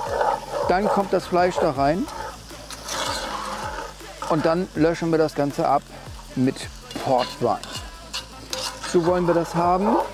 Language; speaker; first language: German; native; German